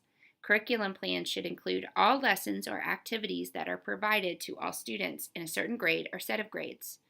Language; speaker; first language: English; native; English